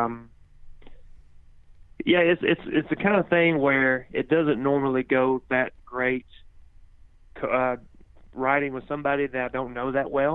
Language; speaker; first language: English; native; English